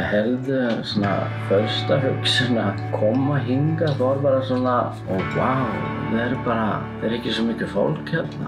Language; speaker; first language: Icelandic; non-native, learner; Swedish